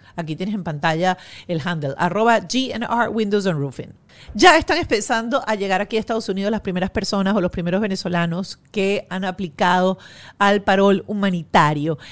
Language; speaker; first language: Spanish; native; Spanish